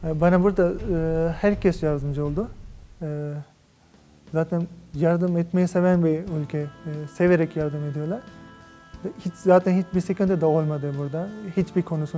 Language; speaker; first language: Turkish; non-native, fluent; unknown